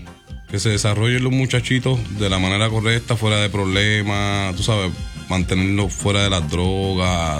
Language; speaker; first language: Spanish; early bilingual, heritage; Spanish